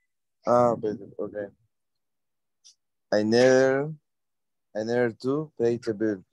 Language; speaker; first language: English; non-native, learner; Spanish